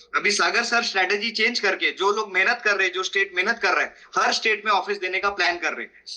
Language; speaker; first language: Hindi; non-native, local second language; Malayalam